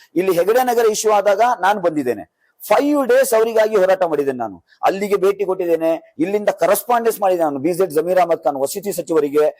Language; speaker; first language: Kannada; non-native, local second language; Urdu